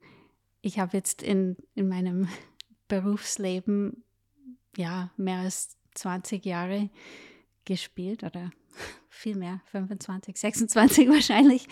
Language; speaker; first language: German; non-native, fluent; English